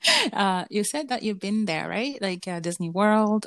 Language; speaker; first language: English; non-native, fluent; Japanese